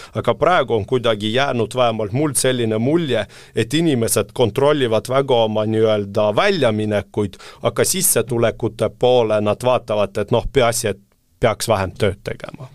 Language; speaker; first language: Estonian; non-native, local second language; Russian